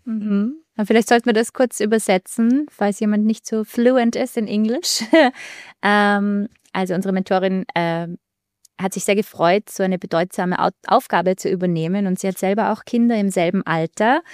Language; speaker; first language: German; native; German